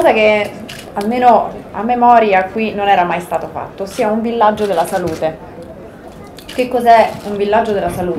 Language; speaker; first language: Italian; native; Italian